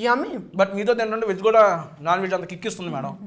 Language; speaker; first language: Telugu; native; Telugu